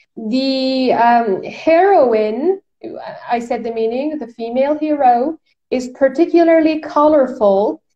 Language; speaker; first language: English; non-native, fluent; Persian